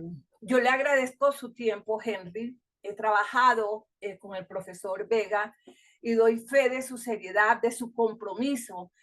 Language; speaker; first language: Spanish; native; Spanish